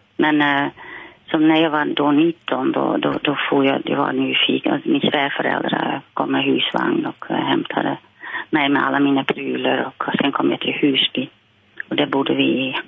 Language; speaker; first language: Swedish; non-native, fluent; Dutch